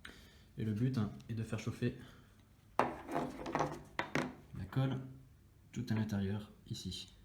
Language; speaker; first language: French; native; French